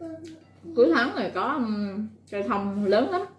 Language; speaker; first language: Vietnamese; native; Vietnamese